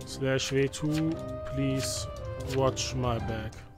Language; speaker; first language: English; non-native, fluent; German